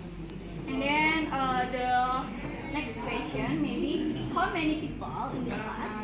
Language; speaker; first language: English; non-native, learner; Indonesian